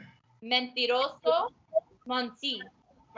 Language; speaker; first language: Spanish; non-native, learner; English